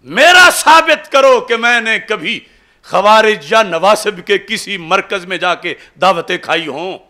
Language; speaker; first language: Urdu; non-native, local second language; Punjabi